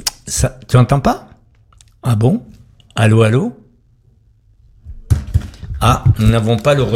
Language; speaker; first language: French; native; French